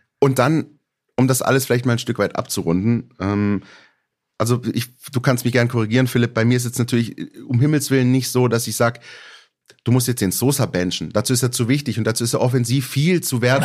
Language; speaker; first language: German; native; German